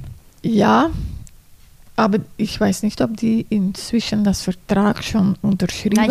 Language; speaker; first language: German; non-native, fluent; Dutch